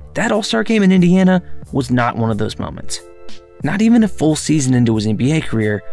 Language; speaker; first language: English; native; English